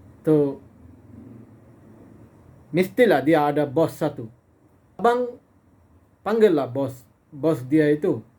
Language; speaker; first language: Indonesian; non-native, fluent; Bangla